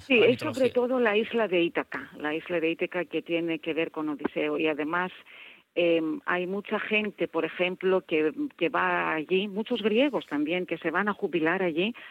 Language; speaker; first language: Spanish; non-native, fluent; Greek